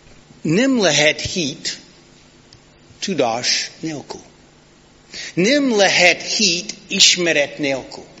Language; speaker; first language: Hungarian; non-native, fluent; English